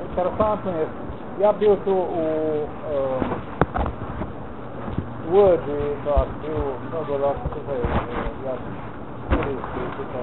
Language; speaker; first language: Polish; non-native, learner; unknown